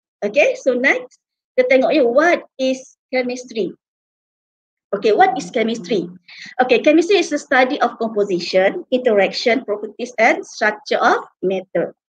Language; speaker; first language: English; non-native, local second language; Malay